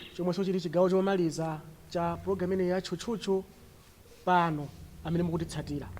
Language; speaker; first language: Nyanja; non-native, local second language; Tumbuka